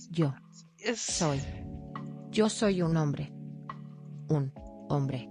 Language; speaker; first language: Spanish; non-native, learner; English